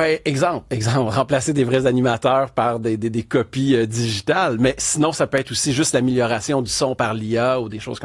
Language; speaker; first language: French; native; French